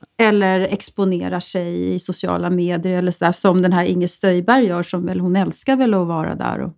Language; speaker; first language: Swedish; native; Swedish